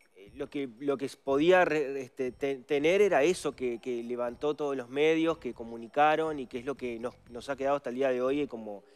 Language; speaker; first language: Spanish; native; Spanish